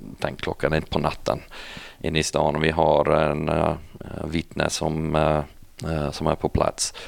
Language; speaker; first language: Swedish; non-native, fluent; English